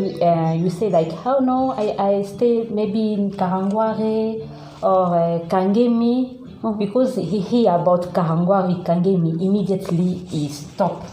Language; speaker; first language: English; non-native, learner; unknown